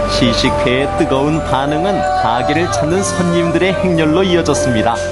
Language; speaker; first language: Korean; native; Korean